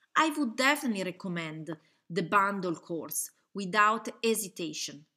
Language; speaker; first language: English; non-native, fluent; Italian